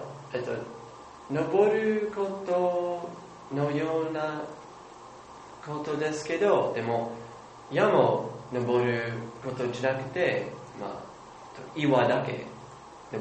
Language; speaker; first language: Japanese; non-native, learner; English